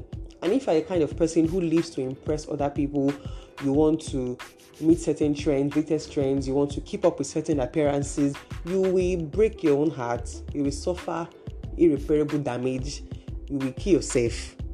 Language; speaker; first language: English; non-native, local second language; Yoruba